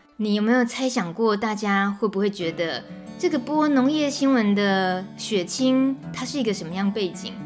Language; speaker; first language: Chinese; native; Chinese